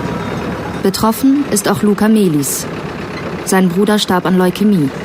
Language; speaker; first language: German; native; German